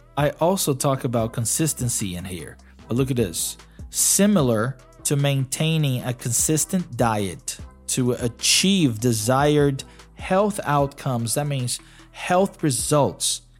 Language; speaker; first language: English; non-native, fluent; Portuguese